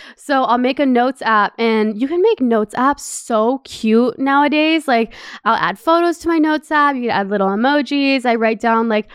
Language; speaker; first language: English; native; English